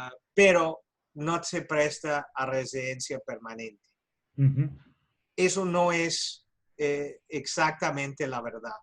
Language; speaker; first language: Spanish; early bilingual, heritage; Spanish